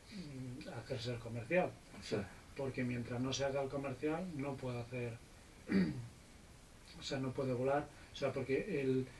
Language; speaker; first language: Spanish; native; Spanish